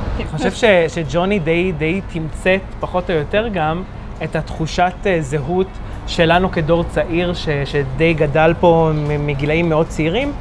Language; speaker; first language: Hebrew; early bilingual, other home language; Arabic